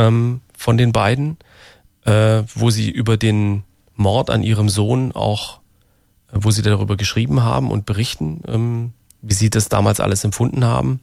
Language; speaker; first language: German; native; German